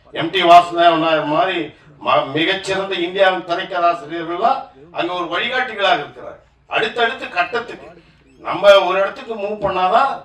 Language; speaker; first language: Tamil; native; Tamil